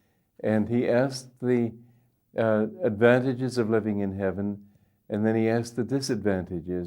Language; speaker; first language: English; native; English